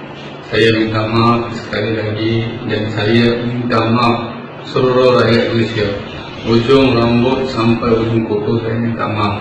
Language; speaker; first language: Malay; non-native, fluent; Bangla